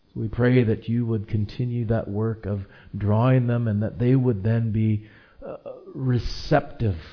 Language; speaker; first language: English; native; English